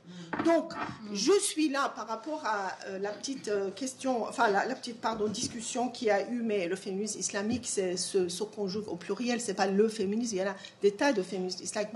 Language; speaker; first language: French; non-native, fluent; Persian